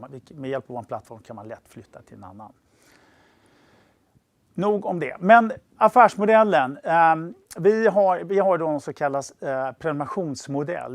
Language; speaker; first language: Swedish; native; Swedish